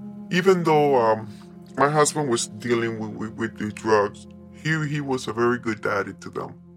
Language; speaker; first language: English; non-native, fluent; Spanish